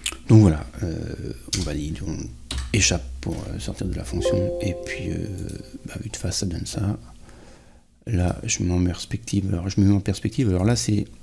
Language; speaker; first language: French; native; French